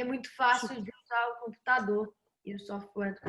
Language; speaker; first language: Portuguese; early bilingual, heritage; Portuguese